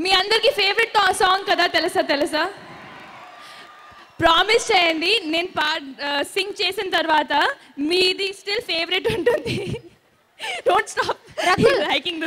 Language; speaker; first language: Telugu; non-native, fluent; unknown